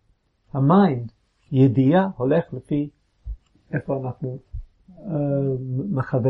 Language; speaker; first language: Hebrew; non-native, fluent; English